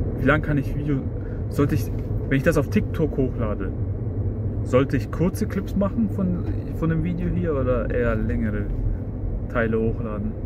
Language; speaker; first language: German; early bilingual, other home language; Russian